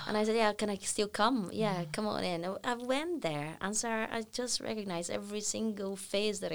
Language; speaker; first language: English; non-native, fluent; Bulgarian